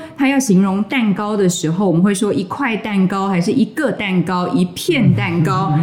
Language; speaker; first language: Chinese; native; Chinese